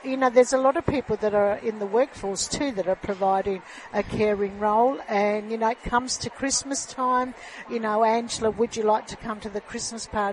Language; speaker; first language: English; early bilingual, other home language; Italian